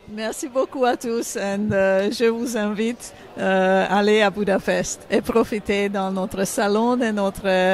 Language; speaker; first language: French; non-native, learner; Hungarian